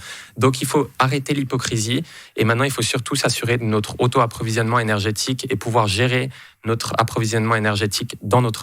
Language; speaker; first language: French; native; French